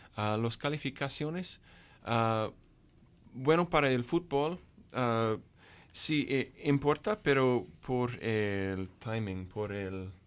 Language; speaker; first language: Spanish; non-native, fluent; English